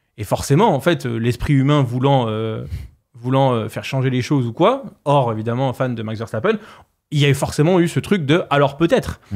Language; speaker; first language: French; native; French